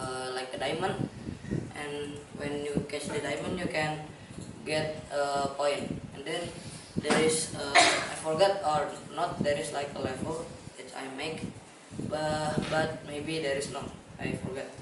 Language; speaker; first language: English; non-native, learner; Indonesian